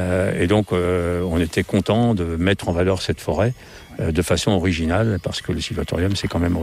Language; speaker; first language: French; native; French